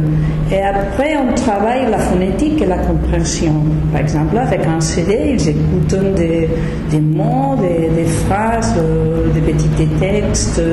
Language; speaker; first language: French; non-native, learner; Spanish